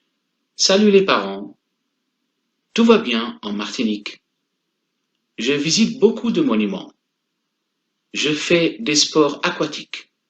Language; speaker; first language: French; non-native, fluent; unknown